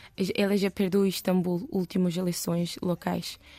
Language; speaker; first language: Portuguese; non-native, learner; Turkish